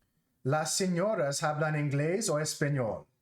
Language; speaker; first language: Spanish; non-native, learner; English